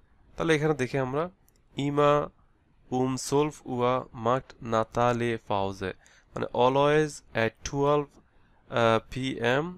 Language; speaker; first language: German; non-native, learner; Bangla